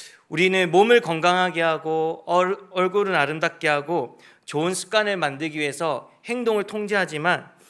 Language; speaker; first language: Korean; native; Korean